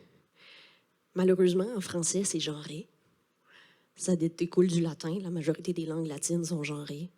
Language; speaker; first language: French; native; French